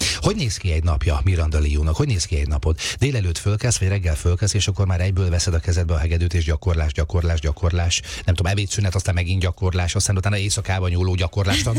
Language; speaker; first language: Hungarian; native; Hungarian